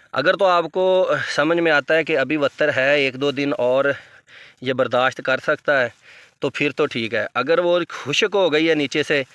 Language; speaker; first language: Urdu; native; Urdu